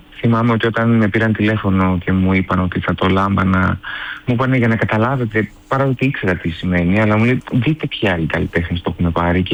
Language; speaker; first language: Greek; early bilingual, heritage; Greek